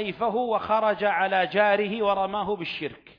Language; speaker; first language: Arabic; native; Arabic